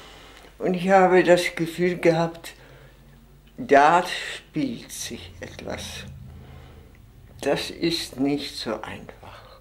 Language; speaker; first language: German; non-native, fluent; Czech